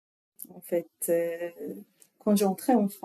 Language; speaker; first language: French; non-native, learner; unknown